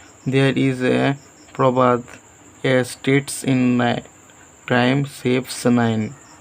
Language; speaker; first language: English; non-native, local second language; Bangla